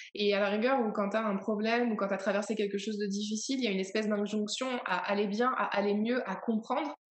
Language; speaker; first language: French; native; French